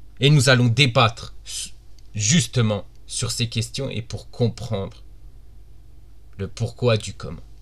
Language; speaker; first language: French; native; French